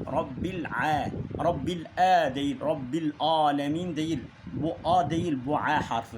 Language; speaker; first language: Turkish; non-native, learner; Arabic